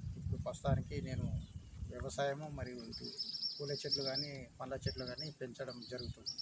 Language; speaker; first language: Telugu; native; Telugu